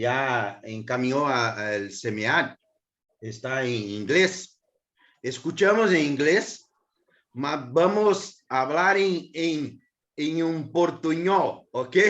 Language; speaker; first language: Spanish; non-native, learner; Portuguese